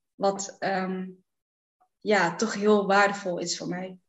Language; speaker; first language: Dutch; native; Dutch